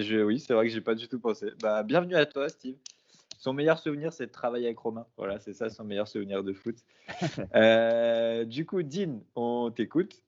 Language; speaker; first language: French; native; French